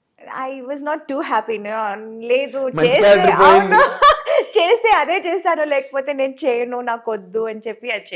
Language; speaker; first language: Telugu; non-native, fluent; Tamil